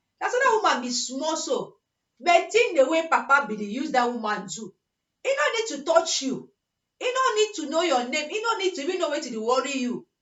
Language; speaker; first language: Nigerian Pidgin; native; Nigerian Pidgin